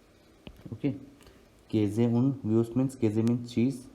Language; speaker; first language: German; non-native, learner; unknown